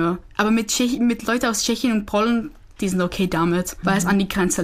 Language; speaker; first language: German; non-native, fluent; Czech